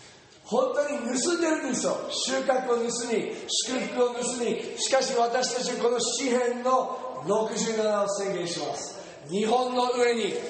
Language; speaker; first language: Japanese; non-native, fluent; English